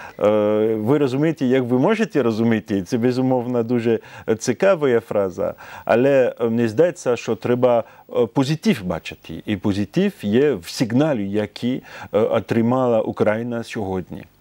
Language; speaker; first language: Ukrainian; non-native, fluent; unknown